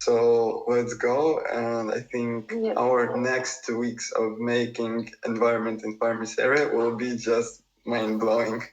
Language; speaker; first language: English; non-native, fluent; Russian